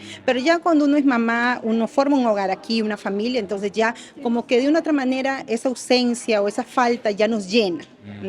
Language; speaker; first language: Spanish; native; Spanish